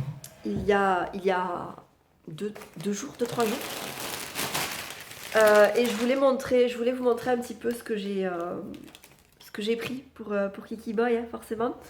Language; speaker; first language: French; native; French